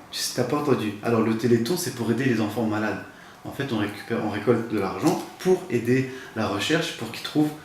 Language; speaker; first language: French; native; French